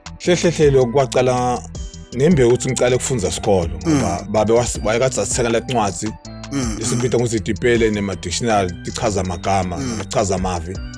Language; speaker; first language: Zulu; non-native, local second language; Swati